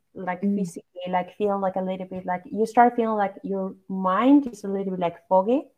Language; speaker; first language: English; non-native, fluent; Basque